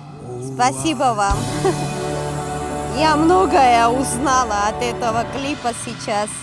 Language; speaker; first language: Russian; non-native, fluent; Georgian